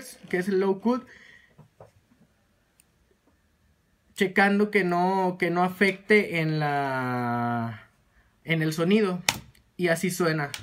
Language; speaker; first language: Spanish; native; Spanish